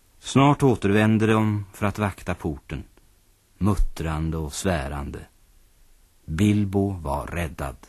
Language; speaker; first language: Swedish; native; Swedish